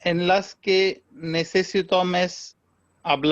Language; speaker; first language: Spanish; non-native, learner; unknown